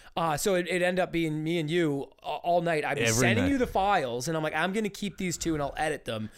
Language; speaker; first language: English; native; English